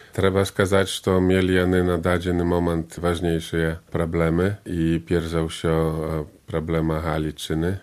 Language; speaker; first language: Belarusian; non-native, local second language; Polish